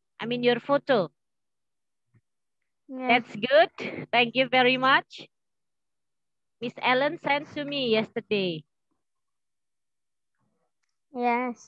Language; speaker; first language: English; non-native, learner; Indonesian